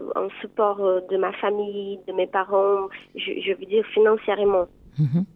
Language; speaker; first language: French; non-native, fluent; Portuguese